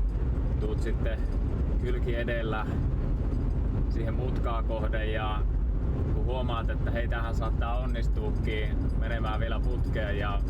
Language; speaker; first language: Finnish; native; Finnish